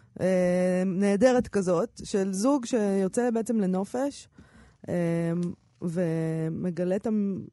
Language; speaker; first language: Hebrew; native; Hebrew